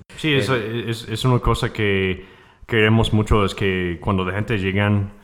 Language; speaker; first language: Spanish; non-native, fluent; English